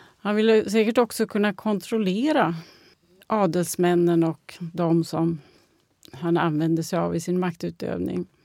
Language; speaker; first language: Swedish; native; Swedish